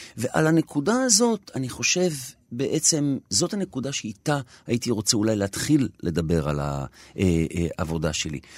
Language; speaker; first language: Hebrew; native; Hebrew